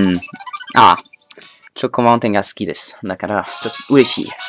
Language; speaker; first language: Japanese; non-native, learner; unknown